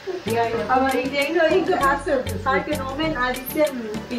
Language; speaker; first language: German; non-native, learner; Thai